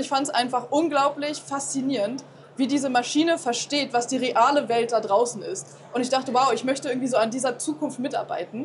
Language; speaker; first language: German; native; German